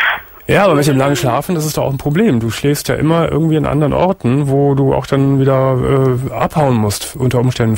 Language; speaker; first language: German; native; German